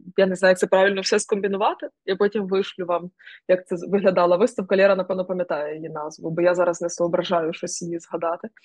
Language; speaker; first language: Ukrainian; native; Ukrainian